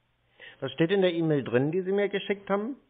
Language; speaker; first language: German; native; German